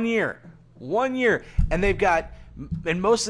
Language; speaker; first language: English; native; English